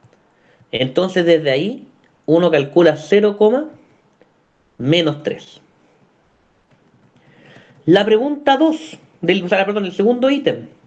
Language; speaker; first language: Spanish; native; Spanish